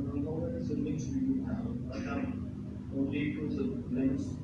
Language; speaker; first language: English; non-native, learner; Urdu